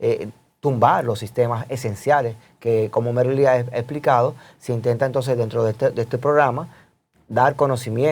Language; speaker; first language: Spanish; native; Spanish